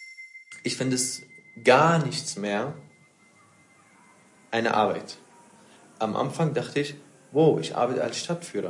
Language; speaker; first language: German; non-native, fluent; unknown